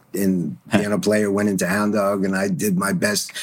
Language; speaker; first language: English; early bilingual, other home language; German